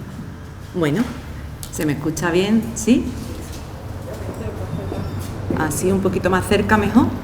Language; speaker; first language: Spanish; native; Spanish